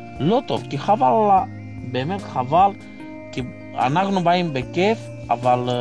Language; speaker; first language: Hebrew; non-native, fluent; Romanian